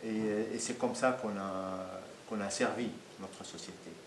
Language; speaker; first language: French; non-native, fluent; Arabic